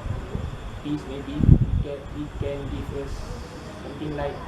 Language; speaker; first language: English; non-native, learner; Malay